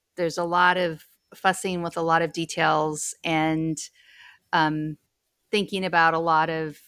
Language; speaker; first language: English; native; English